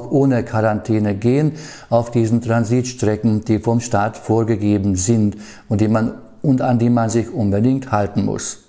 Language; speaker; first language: German; native; German